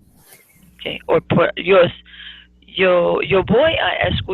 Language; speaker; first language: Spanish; non-native, fluent; English